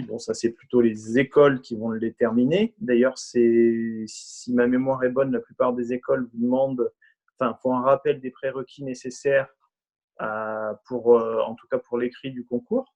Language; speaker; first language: French; native; French